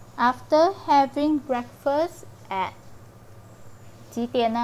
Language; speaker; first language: English; non-native, local second language; Chinese